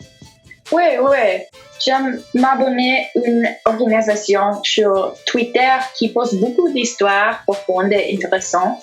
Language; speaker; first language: French; non-native, learner; English